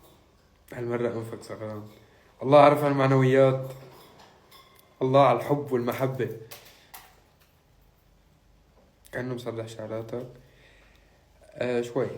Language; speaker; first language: Arabic; native; Arabic